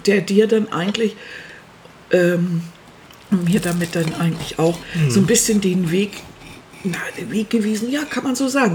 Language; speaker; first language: German; native; German